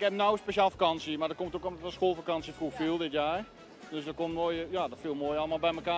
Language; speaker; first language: Dutch; native; Dutch